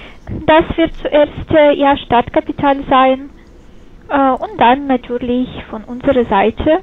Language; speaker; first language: German; non-native, fluent; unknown